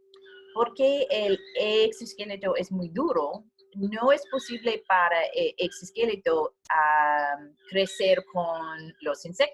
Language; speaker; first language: Spanish; non-native, learner; English